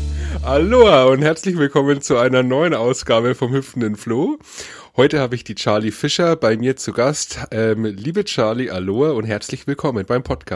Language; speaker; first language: German; native; German